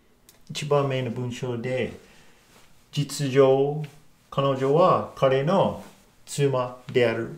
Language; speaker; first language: Japanese; non-native, learner; English